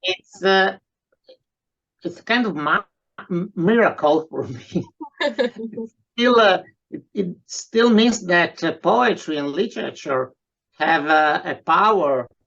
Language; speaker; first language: English; non-native, fluent; Italian